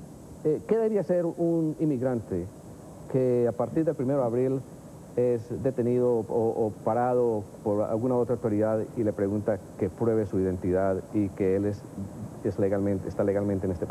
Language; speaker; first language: Spanish; native; Spanish